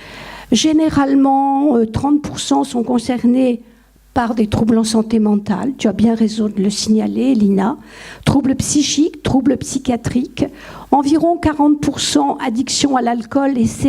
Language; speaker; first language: French; native; French